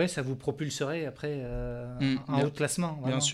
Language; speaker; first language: French; native; French